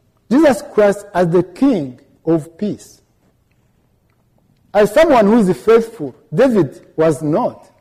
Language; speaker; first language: English; non-native, local second language; Kinyarwanda